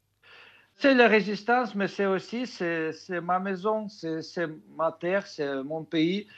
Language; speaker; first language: French; non-native, fluent; Russian